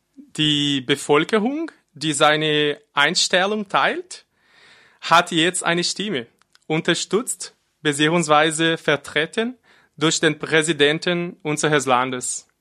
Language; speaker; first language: German; non-native, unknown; Portuguese